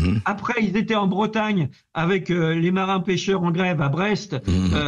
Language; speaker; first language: French; native; French